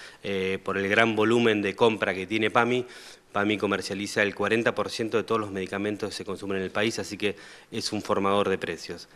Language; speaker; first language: Spanish; native; Spanish